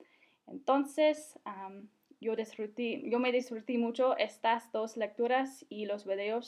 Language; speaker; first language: Spanish; non-native, fluent; English